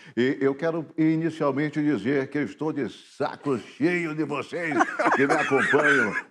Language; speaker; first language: Portuguese; native; Portuguese